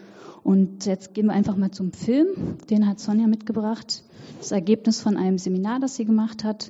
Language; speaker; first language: German; native; German